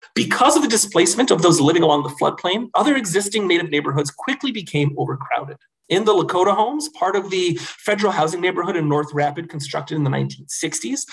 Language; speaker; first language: English; native; English